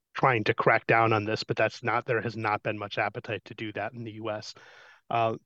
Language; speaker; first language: English; native; English